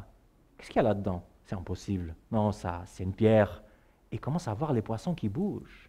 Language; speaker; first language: French; native; French